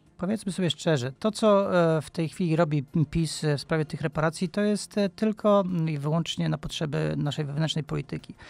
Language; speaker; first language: Polish; native; Polish